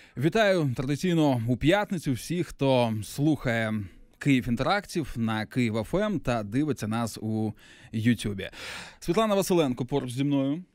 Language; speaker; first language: Ukrainian; native; Ukrainian